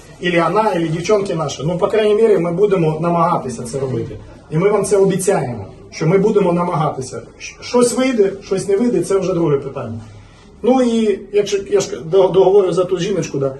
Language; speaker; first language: Ukrainian; non-native, local second language; Russian